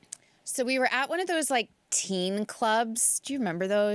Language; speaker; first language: English; native; English